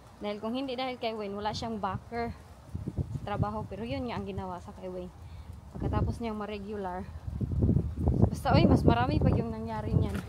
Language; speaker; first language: Filipino; non-native, local second language; Cebuano